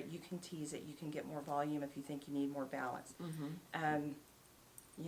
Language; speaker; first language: English; native; English